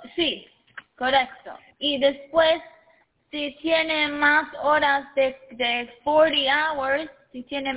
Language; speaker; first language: Spanish; early bilingual, heritage; Spanish